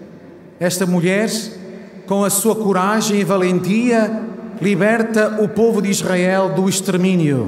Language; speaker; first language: Portuguese; native; Portuguese